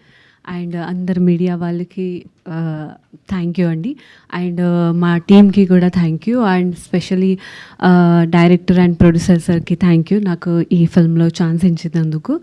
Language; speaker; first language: Telugu; non-native, learner; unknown